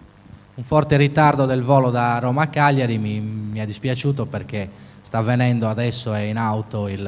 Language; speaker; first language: Italian; native; Italian